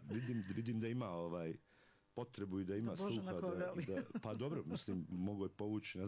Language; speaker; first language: Serbian; native; Serbian